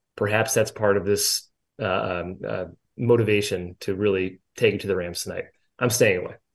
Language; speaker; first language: English; native; English